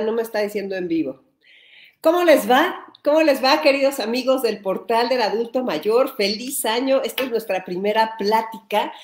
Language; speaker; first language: Spanish; native; Spanish